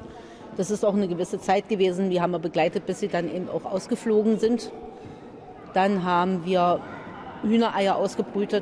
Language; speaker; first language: German; native; German